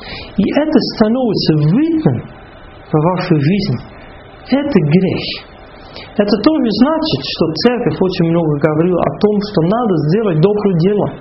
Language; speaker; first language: Russian; non-native, fluent; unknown